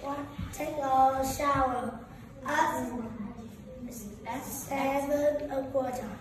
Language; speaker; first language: English; non-native, learner; Vietnamese